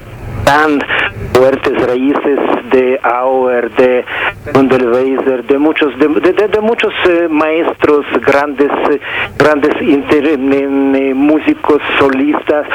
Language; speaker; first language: Spanish; non-native, fluent; Russian